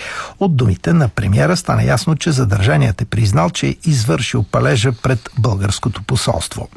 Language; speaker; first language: Bulgarian; native; Bulgarian